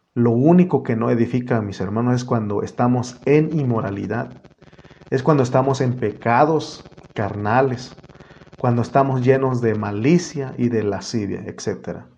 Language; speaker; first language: Spanish; native; Spanish